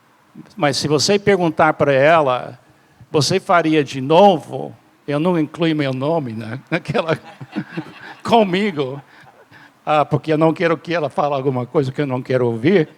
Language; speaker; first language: Portuguese; non-native, fluent; English